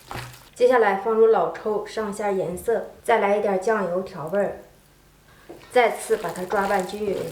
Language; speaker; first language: Chinese; native; Chinese